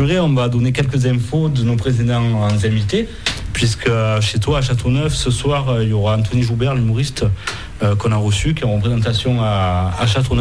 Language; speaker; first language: French; native; French